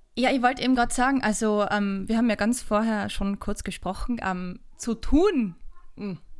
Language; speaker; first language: German; native; German